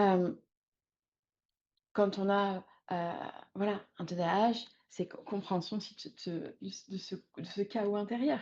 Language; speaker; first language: French; native; French